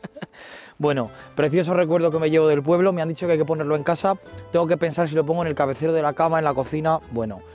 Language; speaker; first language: Spanish; native; Spanish